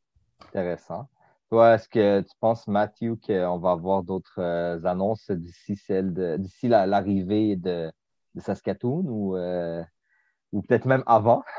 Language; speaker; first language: French; native; French